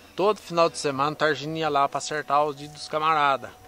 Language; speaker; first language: Portuguese; native; Portuguese